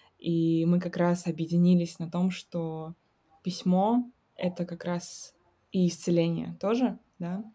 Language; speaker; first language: Russian; native; Russian